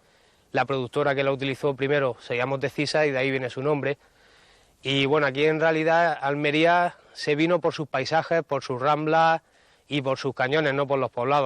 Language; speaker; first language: Spanish; native; Spanish